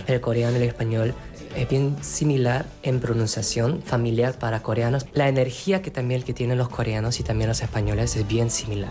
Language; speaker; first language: Spanish; non-native, fluent; Korean